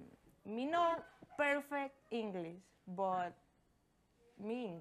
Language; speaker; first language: English; non-native, learner; Spanish